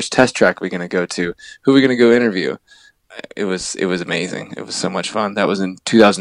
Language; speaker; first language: English; native; English